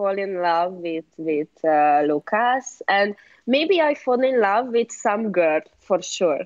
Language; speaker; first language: English; non-native, learner; Hungarian